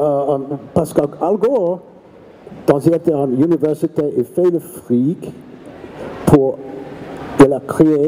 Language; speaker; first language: French; non-native, learner; English